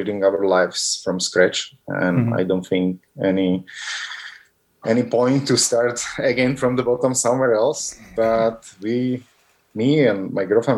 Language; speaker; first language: English; non-native, fluent; Slovak